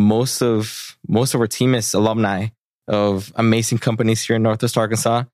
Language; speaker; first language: English; early bilingual, other home language; Spanish